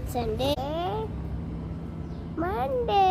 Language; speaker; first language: Hindi; native; Hindi